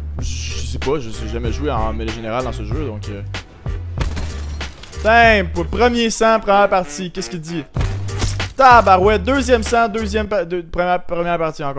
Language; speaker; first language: French; native; French